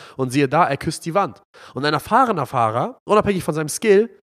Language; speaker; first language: German; non-native, fluent; Arabic